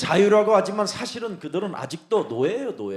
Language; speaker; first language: Korean; native; Korean